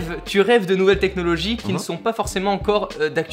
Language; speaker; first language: French; native; French